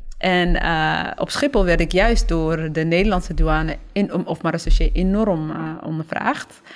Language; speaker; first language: Dutch; early bilingual, other home language; Somali